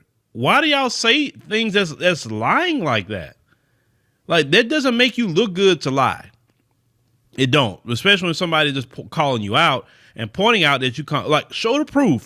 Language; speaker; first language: English; native; English